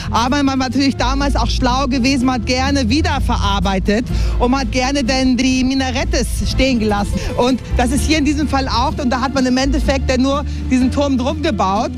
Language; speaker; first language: German; native; German